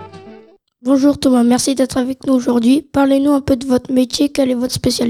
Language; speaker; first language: French; native; French